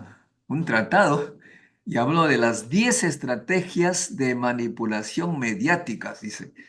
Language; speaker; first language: Spanish; native; Spanish